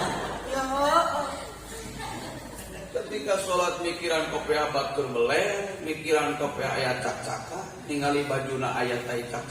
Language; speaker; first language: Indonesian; non-native, local second language; Sundanese